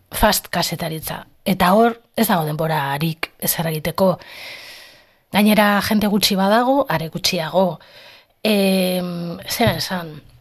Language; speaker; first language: Basque; non-native, local second language; Spanish